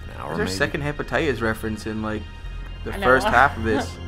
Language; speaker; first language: English; native; English